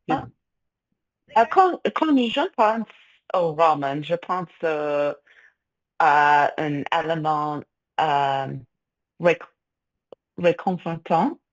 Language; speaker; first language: French; non-native, fluent; English